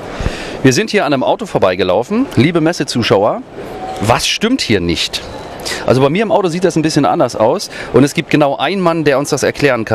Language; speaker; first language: German; native; German